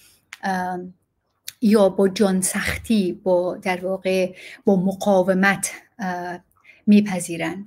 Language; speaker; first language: Persian; native; Persian